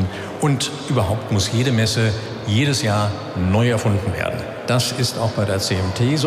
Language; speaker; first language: German; native; German